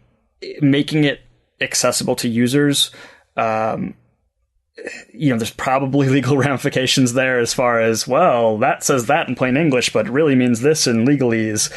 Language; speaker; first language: English; native; English